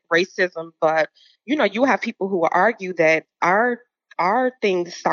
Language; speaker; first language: English; native; English